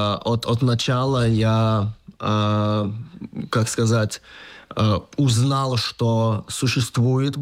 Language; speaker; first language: Russian; non-native, learner; Lithuanian